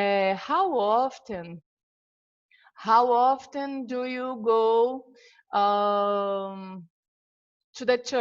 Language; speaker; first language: English; non-native, fluent; Portuguese